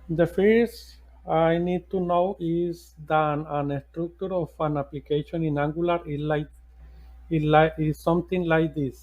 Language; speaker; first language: English; non-native, learner; Spanish